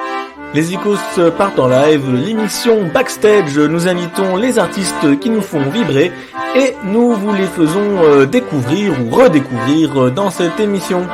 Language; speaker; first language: French; native; French